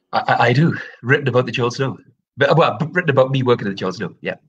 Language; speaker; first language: English; native; English